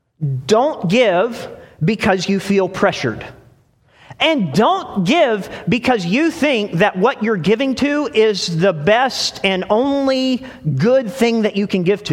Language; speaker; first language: English; native; English